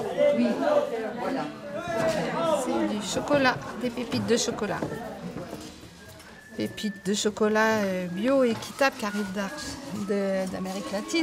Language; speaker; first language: French; non-native, fluent; English